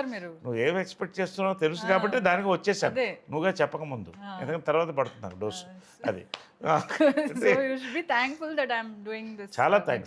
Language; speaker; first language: Telugu; native; Telugu